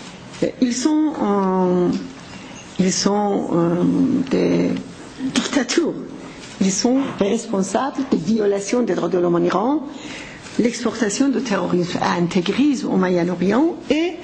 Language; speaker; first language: French; non-native, fluent; Persian